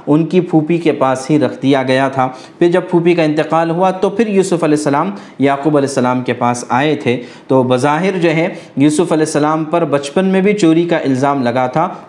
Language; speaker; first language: Urdu; native; Urdu